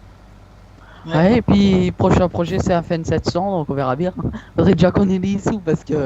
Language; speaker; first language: French; native; French